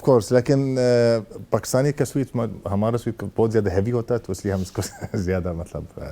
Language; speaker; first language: Hindi; non-native, fluent; Arabic